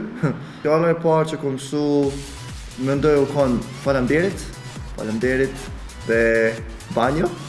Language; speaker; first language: Albanian; early bilingual, other home language; Korean